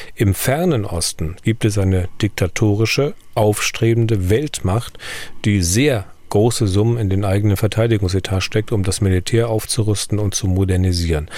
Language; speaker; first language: German; native; German